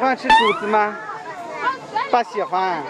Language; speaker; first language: Chinese; non-native, fluent; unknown